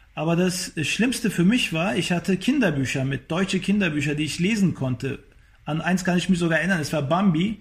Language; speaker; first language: German; early bilingual, other home language; Turkish